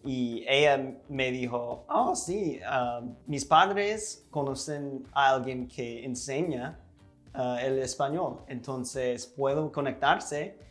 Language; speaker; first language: Spanish; non-native, fluent; English